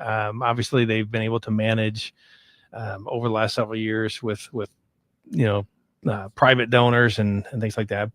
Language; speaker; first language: English; native; English